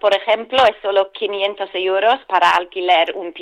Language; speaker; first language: Spanish; non-native, fluent; English